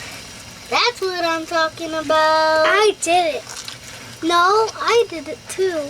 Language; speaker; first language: English; native; English